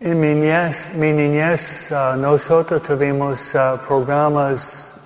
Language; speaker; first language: Spanish; non-native, fluent; English